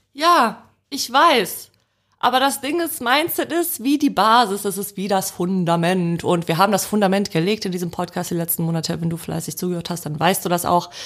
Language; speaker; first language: German; early bilingual, other home language; Polish